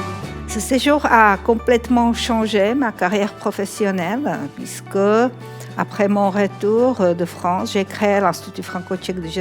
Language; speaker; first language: French; non-native, fluent; Czech